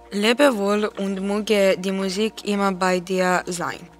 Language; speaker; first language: German; non-native, learner; Serbian